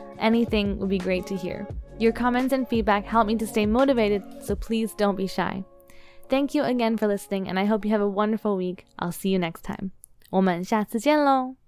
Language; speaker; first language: English; early bilingual, other home language; Chinese